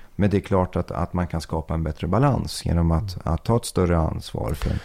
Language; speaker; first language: Swedish; early bilingual, other home language; Persian